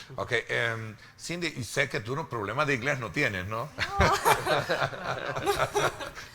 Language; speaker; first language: Spanish; native; Spanish